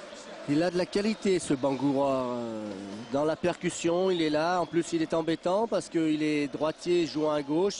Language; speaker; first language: French; native; French